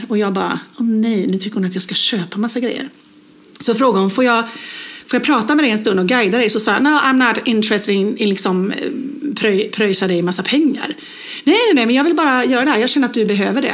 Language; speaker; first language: Swedish; native; Swedish